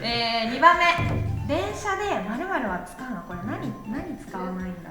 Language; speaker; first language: Japanese; native; Japanese